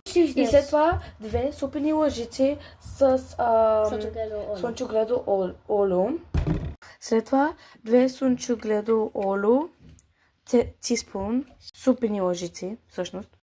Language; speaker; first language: Bulgarian; early bilingual, heritage; Bulgarian